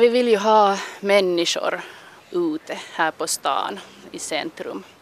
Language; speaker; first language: Swedish; non-native, local second language; Finnish